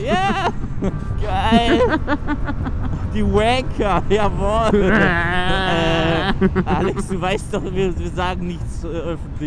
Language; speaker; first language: German; native; German